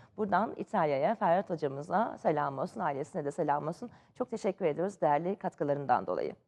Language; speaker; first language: Turkish; native; Turkish